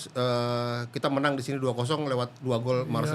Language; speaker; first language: Indonesian; native; Indonesian